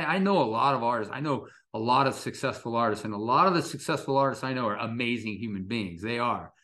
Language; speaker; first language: English; native; English